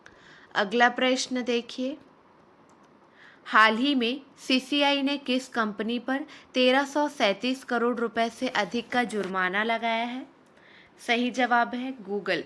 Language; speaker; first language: Hindi; native; Hindi